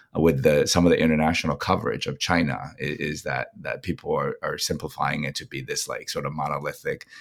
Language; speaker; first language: English; non-native, fluent; Chinese